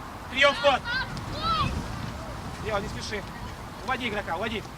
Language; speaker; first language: Russian; native; Russian